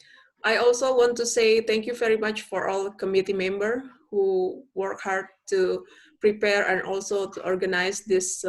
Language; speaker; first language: English; non-native, fluent; Indonesian